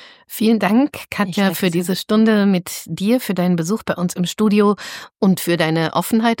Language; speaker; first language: German; native; German